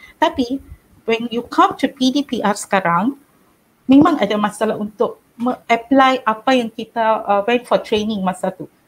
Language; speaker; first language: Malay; non-native, local second language; Tamil